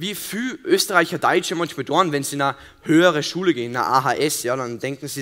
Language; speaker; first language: German; native; German